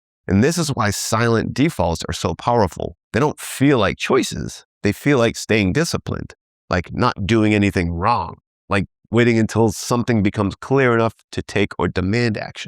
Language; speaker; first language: English; native; English